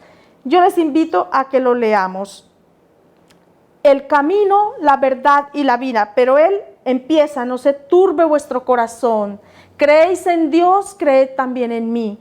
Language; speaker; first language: Spanish; native; Spanish